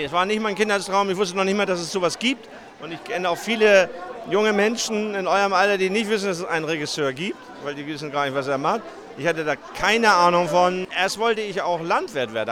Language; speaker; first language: German; native; German